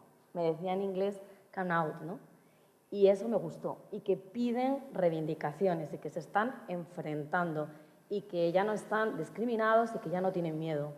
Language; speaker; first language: Spanish; native; Spanish